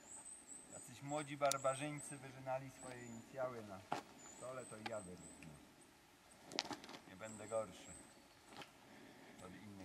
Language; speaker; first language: Polish; native; Polish